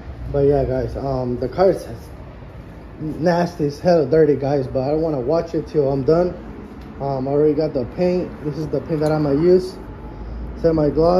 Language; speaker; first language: English; early bilingual, other home language; Spanish